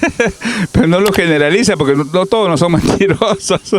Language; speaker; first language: Spanish; native; Spanish